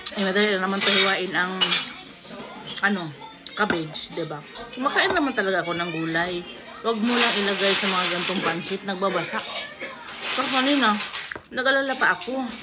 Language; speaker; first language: Filipino; non-native, local second language; Cebuano